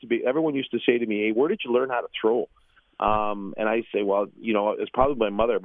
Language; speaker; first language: English; native; English